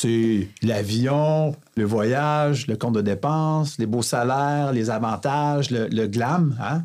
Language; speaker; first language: French; native; French